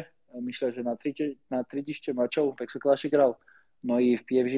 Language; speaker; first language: Polish; non-native, learner; Slovak